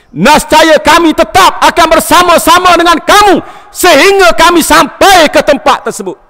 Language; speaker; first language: Malay; native; Malay